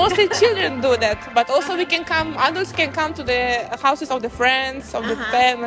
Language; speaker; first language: English; non-native, learner; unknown